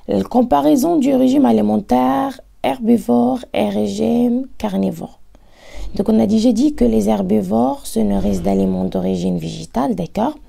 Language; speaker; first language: French; non-native, local second language; Arabic